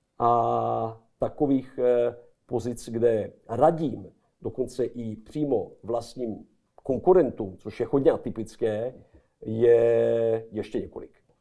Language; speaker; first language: Czech; non-native, fluent; Serbian